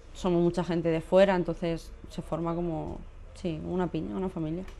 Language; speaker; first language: Spanish; native; Spanish